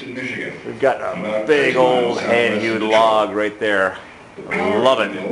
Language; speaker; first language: English; native; English